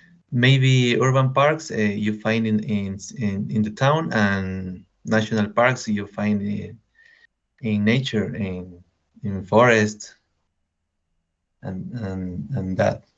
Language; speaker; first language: English; non-native, learner; Spanish